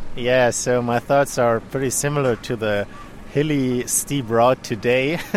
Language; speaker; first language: English; non-native, fluent; German